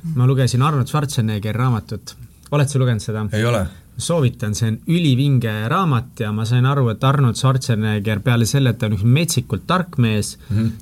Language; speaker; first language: Estonian; native; Estonian